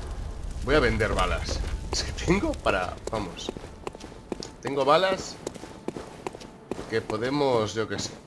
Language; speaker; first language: Spanish; native; Spanish